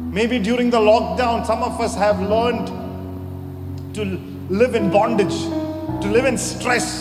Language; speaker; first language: English; non-native, local second language; Malayalam